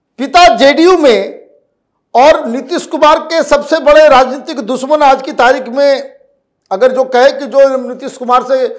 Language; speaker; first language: Hindi; native; Hindi